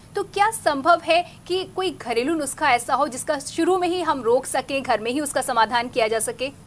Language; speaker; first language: Hindi; native; Hindi